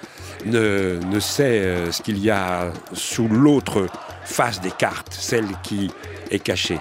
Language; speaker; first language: French; native; French